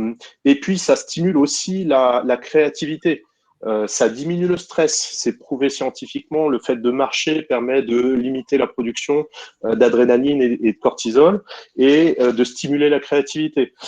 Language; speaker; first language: French; native; French